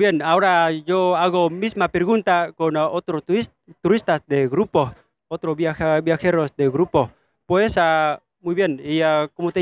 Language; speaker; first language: Spanish; non-native, fluent; Vietnamese